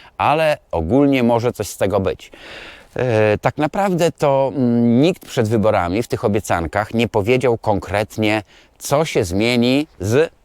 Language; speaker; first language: Polish; native; Polish